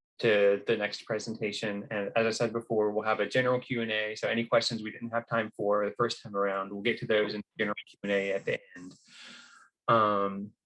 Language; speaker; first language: English; native; English